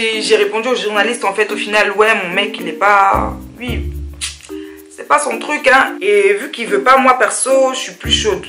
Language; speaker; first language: French; early bilingual, other home language; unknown